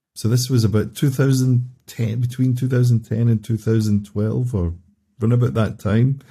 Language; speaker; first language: English; native; English